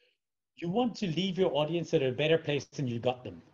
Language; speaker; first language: English; native; English